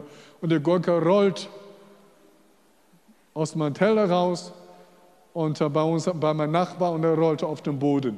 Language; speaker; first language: German; non-native, fluent; Chinese